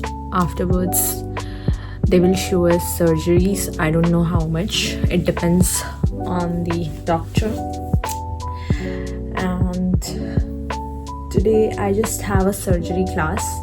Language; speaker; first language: English; non-native, local second language; Hindi